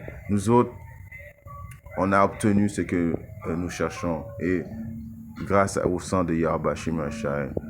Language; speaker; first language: French; native; French